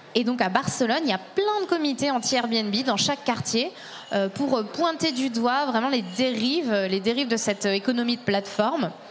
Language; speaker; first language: French; native; French